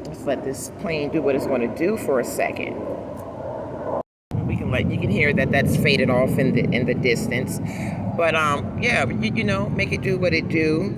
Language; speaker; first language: English; native; English